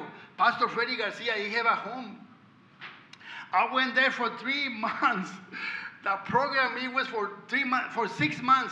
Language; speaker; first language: English; non-native, learner; Spanish